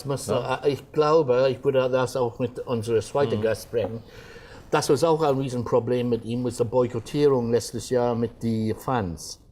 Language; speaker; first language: German; non-native, fluent; English